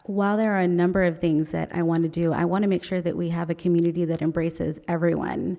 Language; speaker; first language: English; native; English